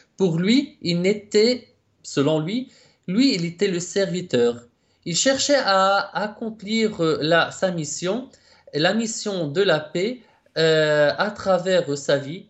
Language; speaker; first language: French; non-native, local second language; Arabic